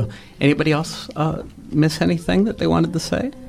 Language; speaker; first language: English; native; English